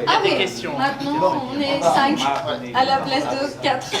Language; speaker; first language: French; non-native, learner; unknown